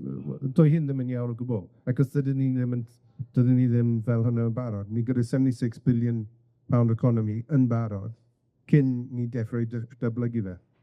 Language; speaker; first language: Welsh; non-native, fluent; English